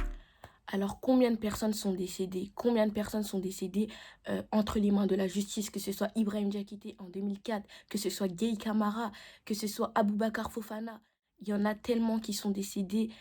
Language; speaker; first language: French; native; French